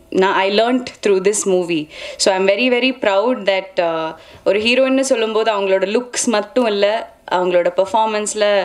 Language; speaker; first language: Tamil; non-native, local second language; Malayalam